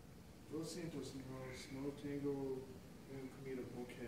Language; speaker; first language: Spanish; non-native, learner; English